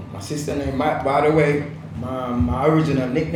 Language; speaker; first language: English; non-native, local second language; Jamaican Creole English